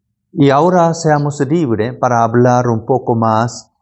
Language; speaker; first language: Spanish; non-native, learner; Korean